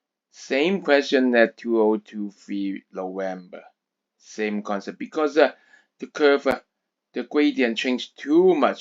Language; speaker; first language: English; non-native, fluent; Chinese